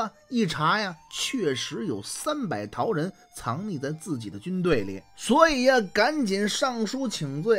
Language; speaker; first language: Chinese; native; Chinese